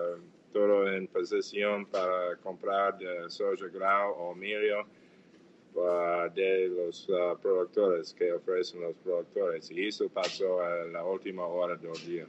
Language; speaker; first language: Portuguese; non-native, fluent; English